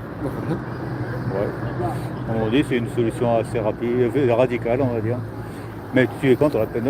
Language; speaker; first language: French; native; French